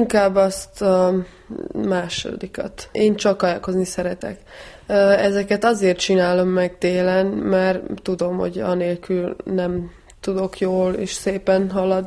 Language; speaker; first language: Hungarian; early bilingual, heritage; Hungarian